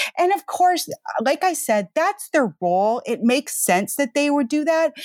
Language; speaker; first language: English; native; English